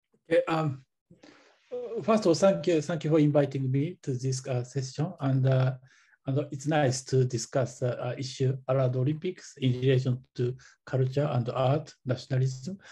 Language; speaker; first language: English; non-native, fluent; Japanese